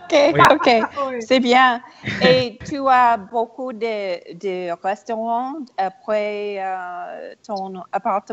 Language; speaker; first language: French; non-native, learner; English